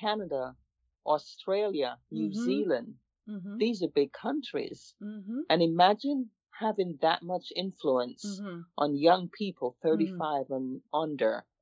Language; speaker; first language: English; native; English